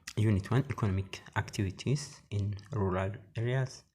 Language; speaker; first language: English; non-native, local second language; Amharic